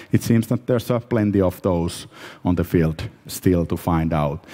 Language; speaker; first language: English; non-native, fluent; Finnish